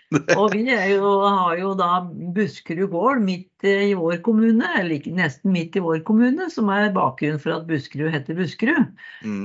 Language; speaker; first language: Norwegian; native; Norwegian